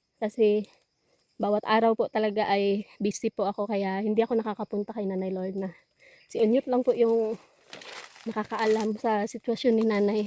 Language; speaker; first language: Filipino; non-native, local second language; Cebuano